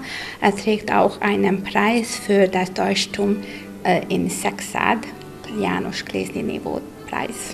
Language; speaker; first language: German; non-native, local second language; Hungarian